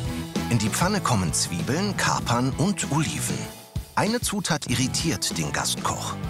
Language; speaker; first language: German; native; German